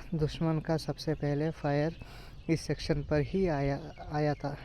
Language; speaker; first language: Hindi; non-native, local second language; Kannada